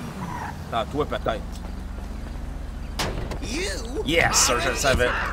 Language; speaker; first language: French; native; French